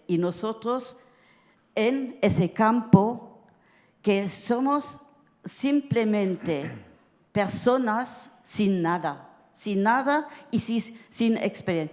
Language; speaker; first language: Spanish; early bilingual, heritage; Spanish